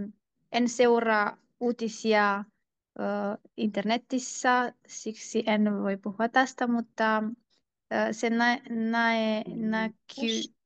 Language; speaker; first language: Finnish; non-native, learner; Turkish